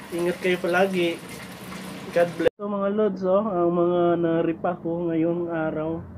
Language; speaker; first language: Filipino; non-native, local second language; Cebuano